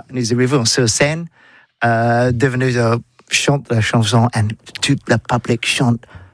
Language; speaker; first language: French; non-native, learner; English